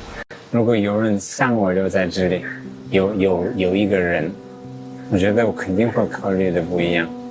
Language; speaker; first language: Chinese; early bilingual, heritage; English